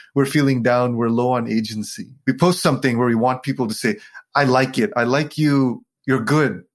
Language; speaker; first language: English; non-native, local second language; Sinhala